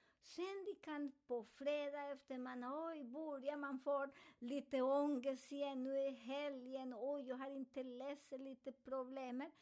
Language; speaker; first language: Swedish; non-native, fluent; Spanish